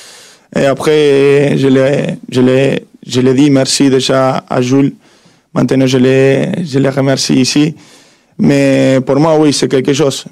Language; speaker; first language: French; non-native, fluent; Spanish